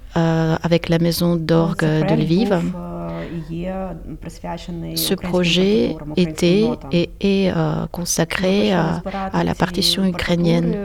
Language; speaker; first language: French; non-native, fluent; Ukrainian